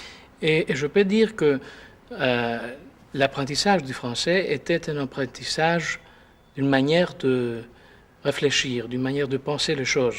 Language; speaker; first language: French; early bilingual, heritage; Greek